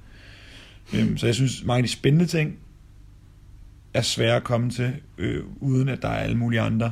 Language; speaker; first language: Danish; native; Danish